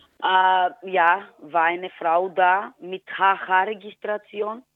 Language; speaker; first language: German; non-native, learner; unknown